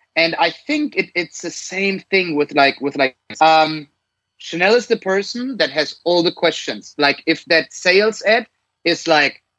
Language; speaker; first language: English; non-native, fluent; German